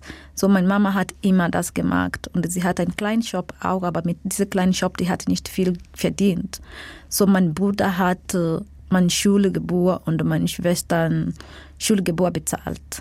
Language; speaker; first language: German; non-native, fluent; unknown